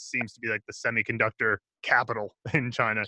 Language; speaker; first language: English; native; English